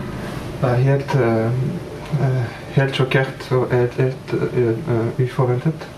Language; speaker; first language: Norwegian; non-native, fluent; French